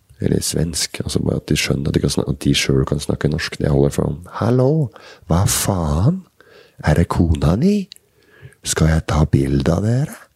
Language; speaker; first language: Norwegian; native; Norwegian